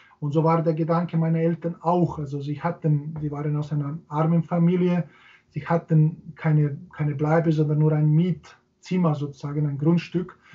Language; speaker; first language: German; non-native, fluent; Serbian